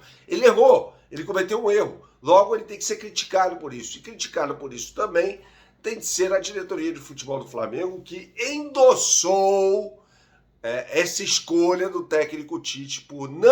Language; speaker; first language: Portuguese; native; Portuguese